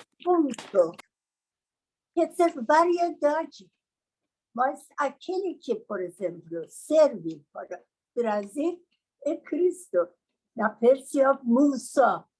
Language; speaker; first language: Portuguese; non-native, learner; Persian